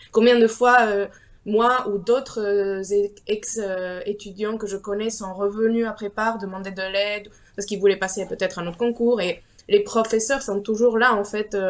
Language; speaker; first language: French; non-native, fluent; Spanish